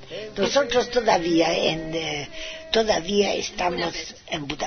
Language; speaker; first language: Spanish; non-native, fluent; Hungarian